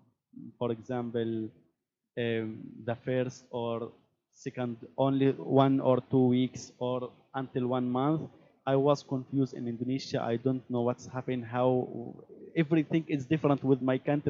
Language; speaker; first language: English; non-native, learner; Arabic